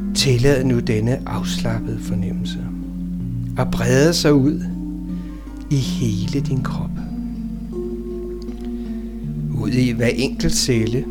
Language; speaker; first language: Danish; native; Danish